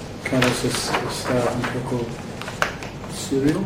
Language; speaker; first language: Spanish; non-native, learner; English